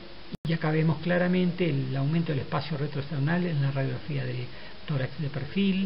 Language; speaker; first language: Spanish; native; Spanish